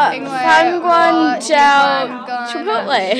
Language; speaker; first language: Chinese; non-native, learner; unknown